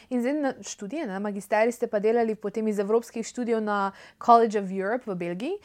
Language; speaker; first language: Slovenian; native; Slovenian